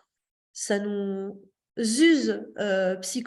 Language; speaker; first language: French; native; French